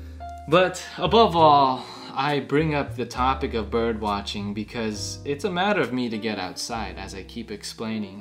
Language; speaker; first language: English; native; English